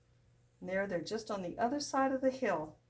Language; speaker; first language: English; native; English